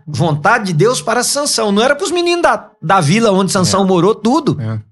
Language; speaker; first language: Portuguese; native; Portuguese